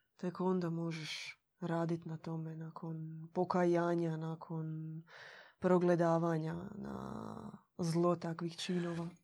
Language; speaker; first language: Croatian; native; Croatian